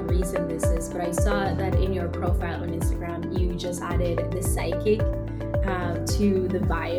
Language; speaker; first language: English; native; English